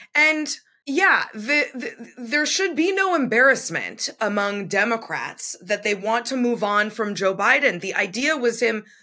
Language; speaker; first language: English; native; English